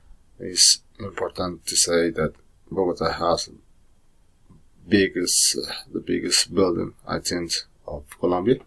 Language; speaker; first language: English; non-native, learner; Spanish